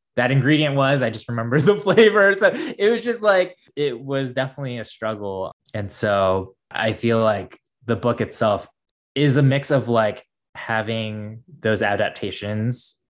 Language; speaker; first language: English; native; English